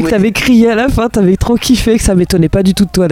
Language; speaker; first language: French; native; French